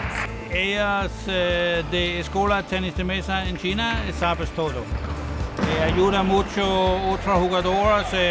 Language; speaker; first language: Spanish; non-native, learner; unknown